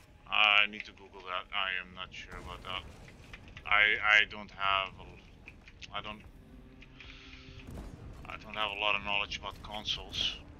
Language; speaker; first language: English; non-native, fluent; Dutch